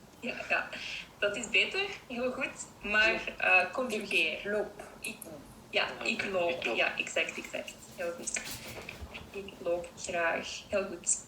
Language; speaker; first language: Dutch; non-native, fluent; English